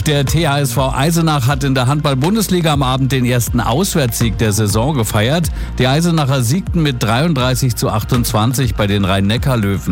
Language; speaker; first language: German; native; German